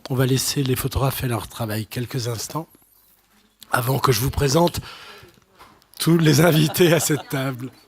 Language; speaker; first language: French; native; French